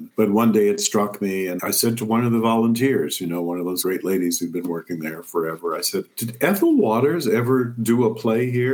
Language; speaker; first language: English; native; English